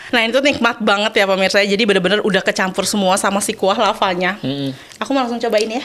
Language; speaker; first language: Indonesian; native; Indonesian